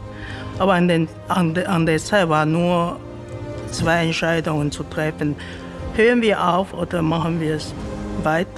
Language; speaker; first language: German; non-native, fluent; Chinese